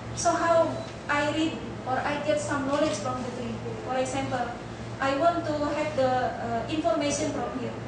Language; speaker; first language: English; non-native, fluent; Indonesian